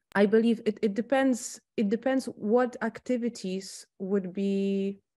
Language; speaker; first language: English; non-native, fluent; Polish